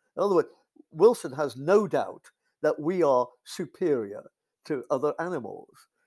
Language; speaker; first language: English; native; English